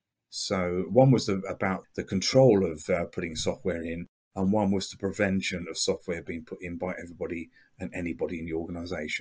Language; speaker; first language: English; native; English